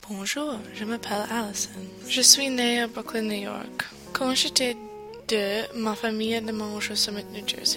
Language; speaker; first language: French; non-native, learner; English